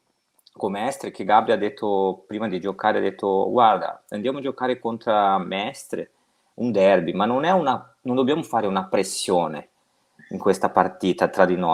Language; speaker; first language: Italian; non-native, fluent; Portuguese